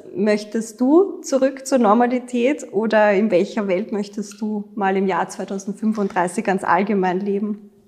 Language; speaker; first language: German; native; German